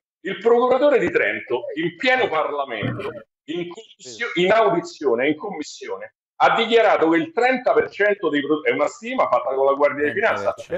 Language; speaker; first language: Italian; native; Italian